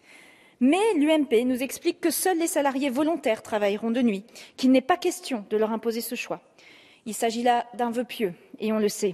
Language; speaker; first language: French; native; French